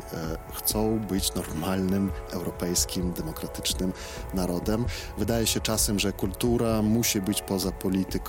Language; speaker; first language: Polish; non-native, fluent; Belarusian